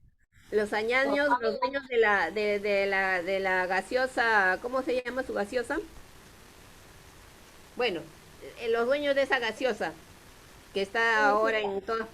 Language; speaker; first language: Spanish; native; Spanish